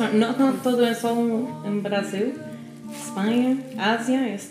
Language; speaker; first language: Portuguese; non-native, learner; English